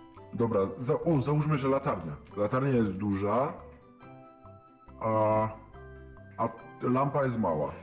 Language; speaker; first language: Polish; native; Polish